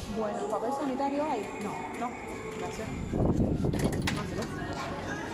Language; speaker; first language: Spanish; native; Spanish